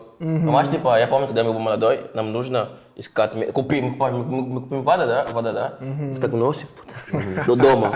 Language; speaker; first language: Russian; non-native, fluent; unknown